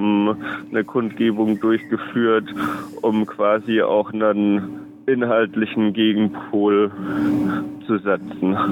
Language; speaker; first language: German; native; German